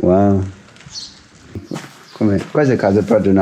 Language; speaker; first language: Italian; non-native, learner; English